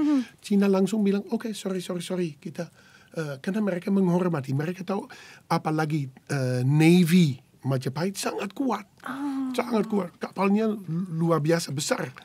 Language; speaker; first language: Indonesian; non-native, fluent; Dutch